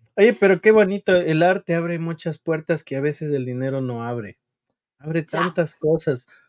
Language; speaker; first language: Spanish; native; Spanish